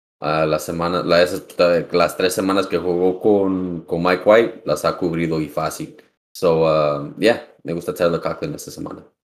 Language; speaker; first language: Spanish; early bilingual, heritage; Spanish